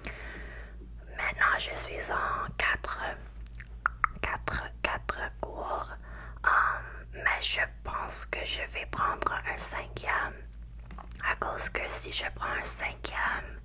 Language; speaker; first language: French; non-native, learner; English